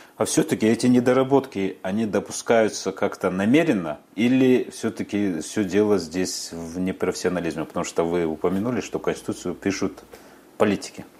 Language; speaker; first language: Russian; non-native, local second language; Kyrgyz